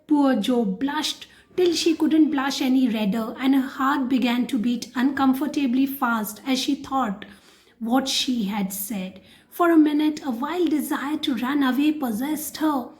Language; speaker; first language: English; non-native, local second language; Hindi